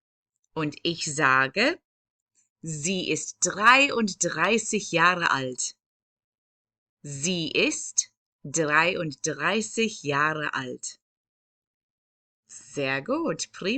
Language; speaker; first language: German; non-native, fluent; English